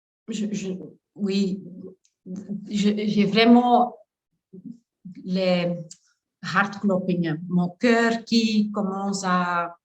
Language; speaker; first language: French; non-native, learner; Dutch